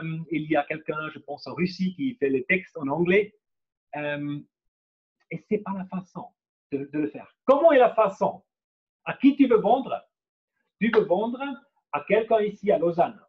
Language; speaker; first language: French; non-native, fluent; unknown